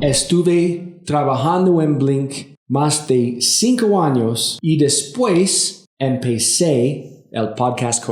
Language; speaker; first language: Spanish; non-native, learner; English